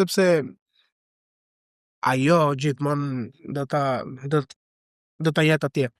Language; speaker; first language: Albanian; non-native, learner; Spanish